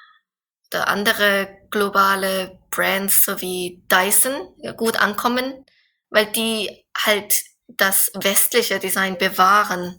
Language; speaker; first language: German; non-native, fluent; Korean